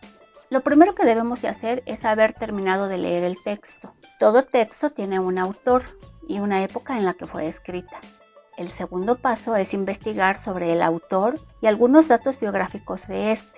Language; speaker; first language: Spanish; native; Spanish